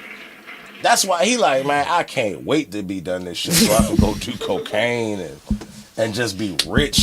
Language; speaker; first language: English; native; English